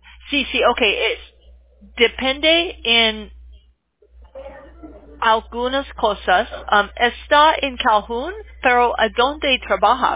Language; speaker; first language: Spanish; non-native, learner; English